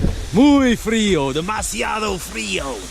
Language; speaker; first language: Spanish; non-native, learner; English